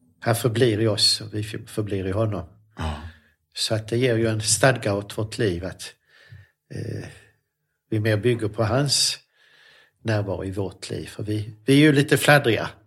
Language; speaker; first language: Swedish; native; Swedish